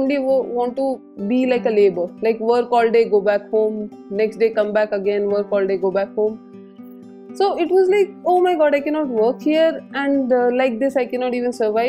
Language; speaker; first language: English; non-native, local second language; Hindi